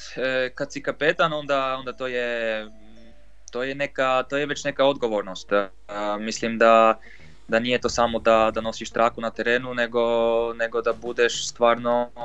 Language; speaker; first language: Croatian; non-native, fluent; Polish